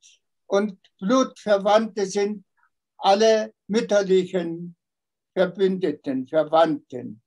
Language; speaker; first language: German; non-native, fluent; Tuvinian